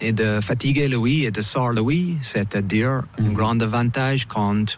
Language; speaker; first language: French; non-native, fluent; English